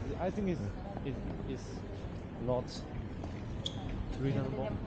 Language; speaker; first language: English; non-native, learner; Chinese